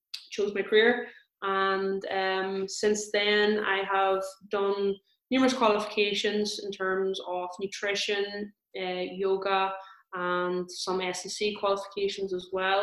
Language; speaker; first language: English; native; English